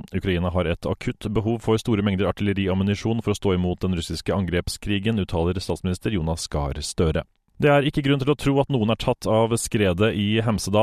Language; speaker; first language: Norwegian; native; Norwegian